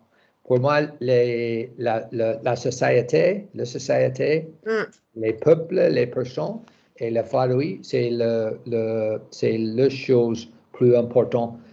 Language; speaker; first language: French; non-native, learner; English